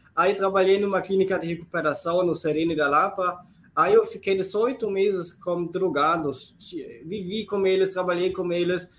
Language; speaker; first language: Portuguese; non-native, fluent; German